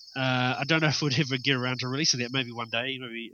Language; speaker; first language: English; native; English